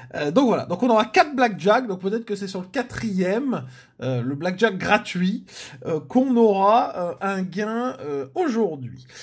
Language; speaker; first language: French; native; French